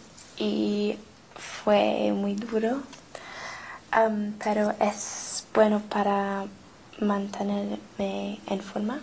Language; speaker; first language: Spanish; non-native, learner; English